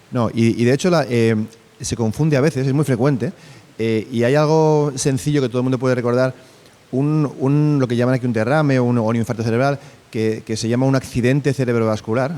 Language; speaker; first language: Spanish; native; Spanish